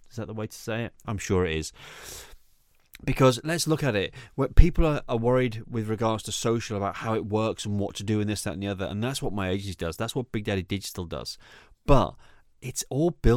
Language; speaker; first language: English; native; English